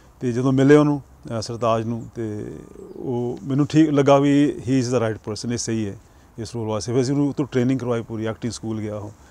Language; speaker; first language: Punjabi; early bilingual, heritage; Punjabi